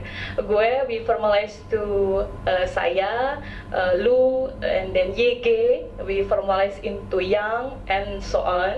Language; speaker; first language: English; non-native, local second language; Indonesian